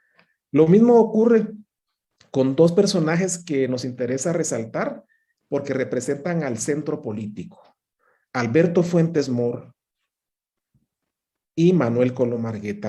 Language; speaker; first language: Spanish; native; Spanish